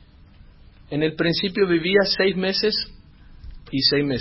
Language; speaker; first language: Spanish; non-native, fluent; Dutch